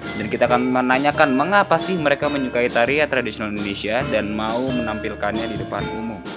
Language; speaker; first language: Indonesian; native; Indonesian